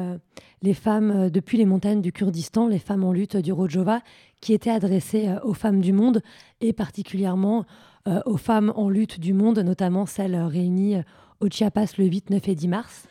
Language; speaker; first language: French; native; French